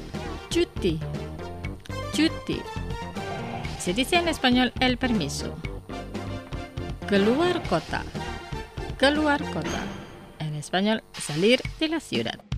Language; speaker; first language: Spanish; non-native, fluent; Indonesian